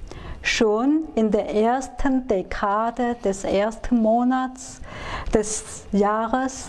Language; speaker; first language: German; non-native, fluent; Chinese